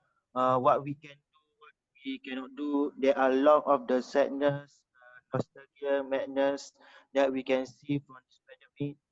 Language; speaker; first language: English; non-native, local second language; Malay